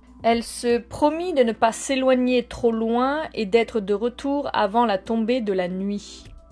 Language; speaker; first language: French; native; French